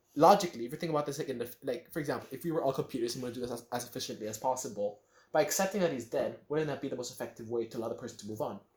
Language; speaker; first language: English; native; English